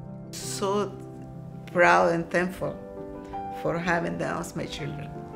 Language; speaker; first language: English; non-native, fluent; Spanish